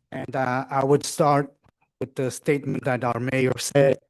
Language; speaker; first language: English; non-native, fluent; Portuguese